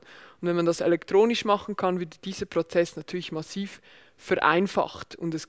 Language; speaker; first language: German; native; German